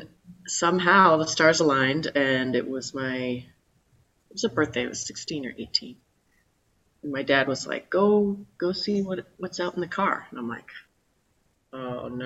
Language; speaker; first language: English; native; English